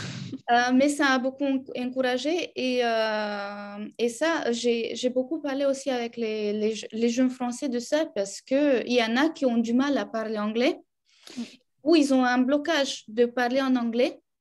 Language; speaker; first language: French; non-native, fluent; Romanian